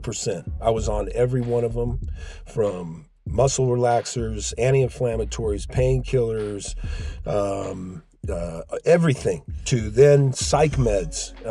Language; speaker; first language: English; native; English